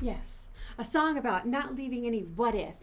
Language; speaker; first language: English; native; English